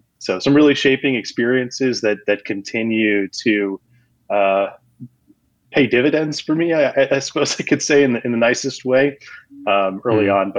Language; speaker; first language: English; native; English